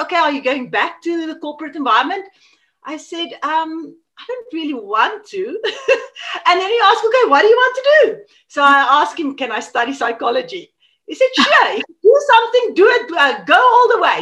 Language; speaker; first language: English; non-native, local second language; Afrikaans